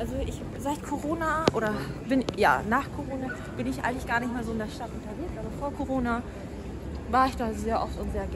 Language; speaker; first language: German; native; German